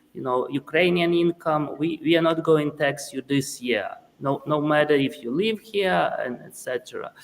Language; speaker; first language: English; non-native, fluent; Ukrainian